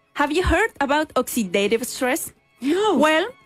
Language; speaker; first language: English; non-native, fluent; Spanish